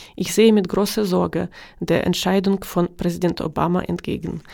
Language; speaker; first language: German; non-native, fluent; Ukrainian